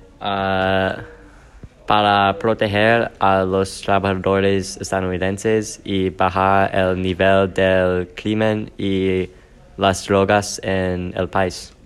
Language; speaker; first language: Spanish; non-native, learner; English